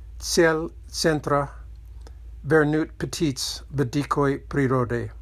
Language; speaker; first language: Russian; non-native, learner; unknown